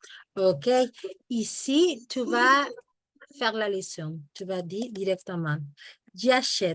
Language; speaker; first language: French; non-native, fluent; Spanish